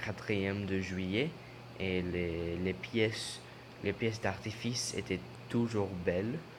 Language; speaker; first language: French; non-native, learner; English